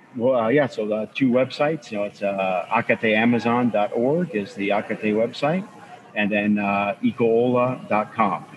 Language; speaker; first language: English; native; English